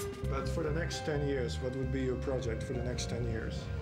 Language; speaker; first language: English; non-native, fluent; Dutch